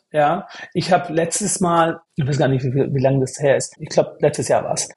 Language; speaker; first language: German; native; German